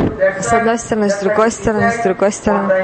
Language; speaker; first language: Russian; non-native, learner; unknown